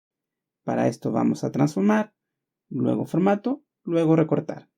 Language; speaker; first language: Spanish; native; Spanish